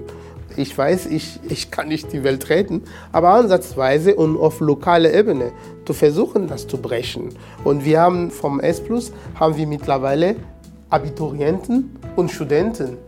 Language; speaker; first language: German; non-native, fluent; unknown